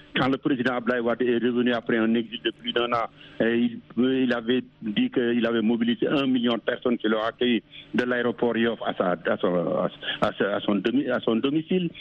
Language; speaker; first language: French; non-native, local second language; Wolof